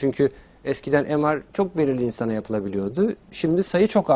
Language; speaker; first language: Turkish; native; Turkish